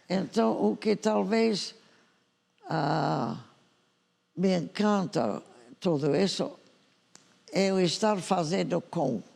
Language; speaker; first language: Portuguese; non-native, fluent; English